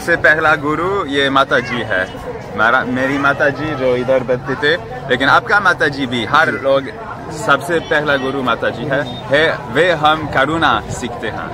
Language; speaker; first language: Hindi; non-native, fluent; French